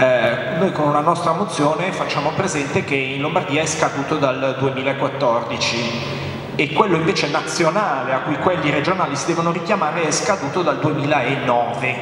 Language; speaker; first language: Italian; native; Italian